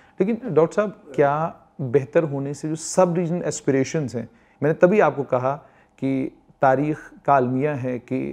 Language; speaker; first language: Hindi; non-native, local second language; Kashmiri